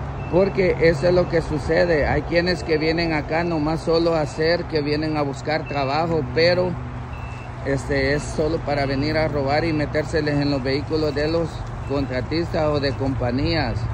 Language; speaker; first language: Spanish; native; Spanish